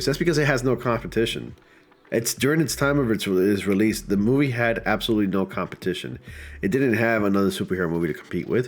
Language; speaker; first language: English; native; English